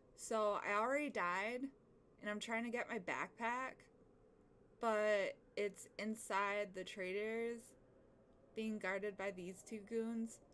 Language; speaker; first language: English; native; English